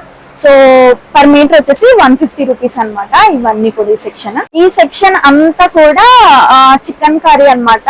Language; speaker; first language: Telugu; native; Telugu